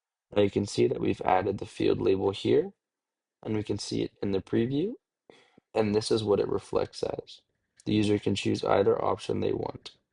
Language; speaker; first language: English; native; English